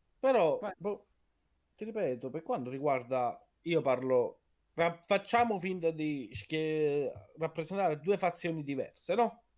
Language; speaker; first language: Italian; native; Italian